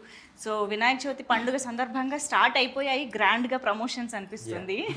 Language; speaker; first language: Telugu; native; Telugu